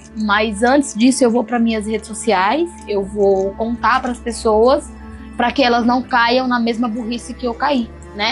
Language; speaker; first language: Portuguese; native; Portuguese